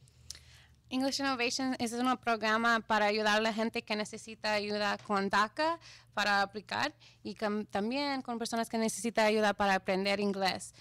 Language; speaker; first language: Spanish; non-native, fluent; English